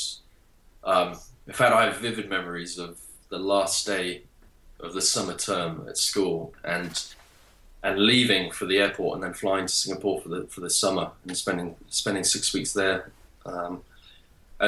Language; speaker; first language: English; native; English